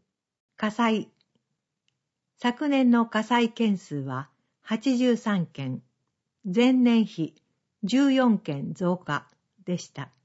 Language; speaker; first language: Japanese; native; Japanese